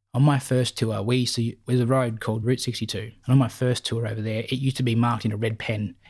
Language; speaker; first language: English; native; English